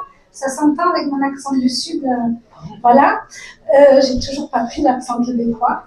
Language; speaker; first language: French; native; French